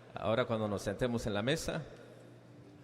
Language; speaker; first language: Spanish; native; Spanish